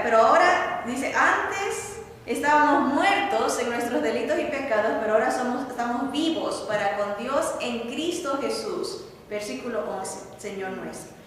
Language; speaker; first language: Spanish; native; Spanish